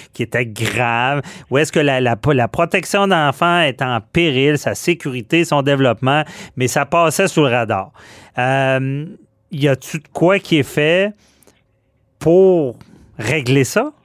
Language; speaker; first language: French; native; French